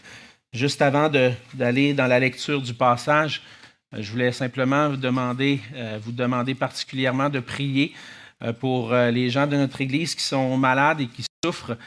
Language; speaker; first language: French; native; French